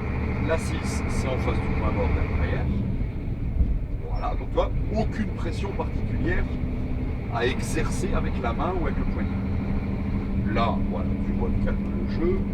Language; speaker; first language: French; native; French